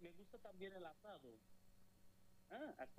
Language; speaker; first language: Spanish; non-native, fluent; Bangla